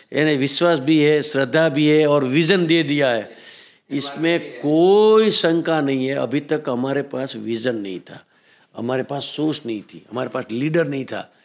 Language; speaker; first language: Hindi; non-native, local second language; Gujarati